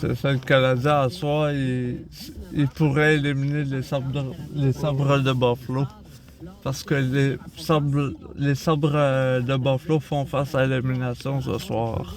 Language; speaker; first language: French; native; French